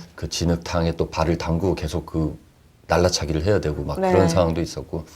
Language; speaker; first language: Korean; native; Korean